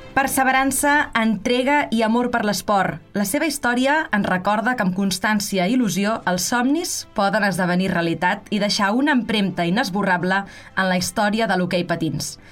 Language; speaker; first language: Catalan; native; Catalan